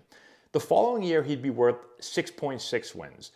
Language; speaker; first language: English; native; English